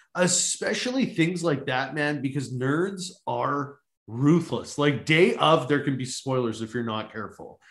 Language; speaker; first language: English; native; English